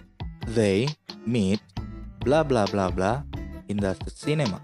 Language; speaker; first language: English; non-native, learner; Indonesian